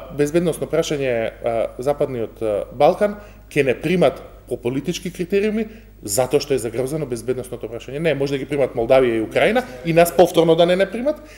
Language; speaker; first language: Macedonian; native; Macedonian